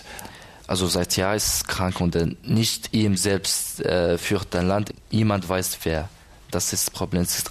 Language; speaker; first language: German; non-native, learner; Arabic